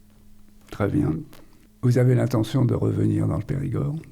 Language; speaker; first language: French; native; French